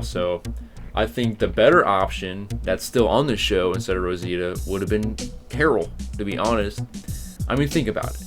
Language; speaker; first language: English; native; English